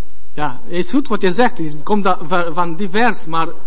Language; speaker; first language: Dutch; non-native, learner; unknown